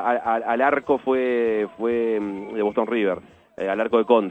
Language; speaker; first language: Spanish; native; Spanish